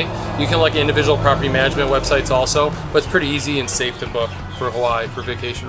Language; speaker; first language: English; native; English